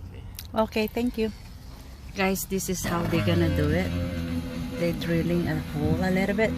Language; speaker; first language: English; non-native, local second language; Filipino